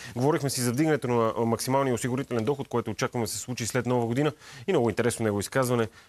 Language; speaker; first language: Bulgarian; native; Bulgarian